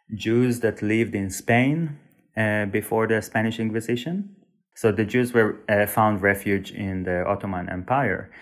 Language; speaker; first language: English; non-native, fluent; Hebrew